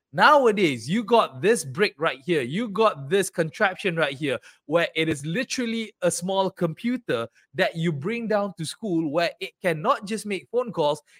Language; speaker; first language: English; non-native, local second language; Malay